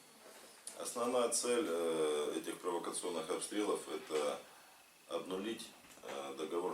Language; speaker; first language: Russian; native; Russian